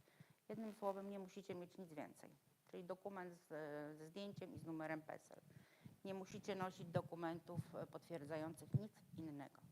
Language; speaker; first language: Polish; native; Polish